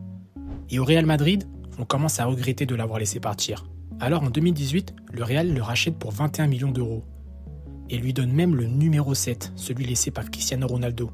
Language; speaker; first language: French; native; French